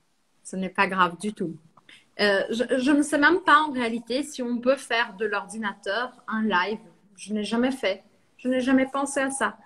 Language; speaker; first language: French; non-native, fluent; Portuguese